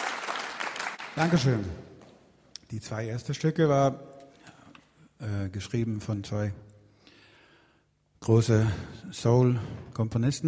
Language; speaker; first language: German; non-native, fluent; Swedish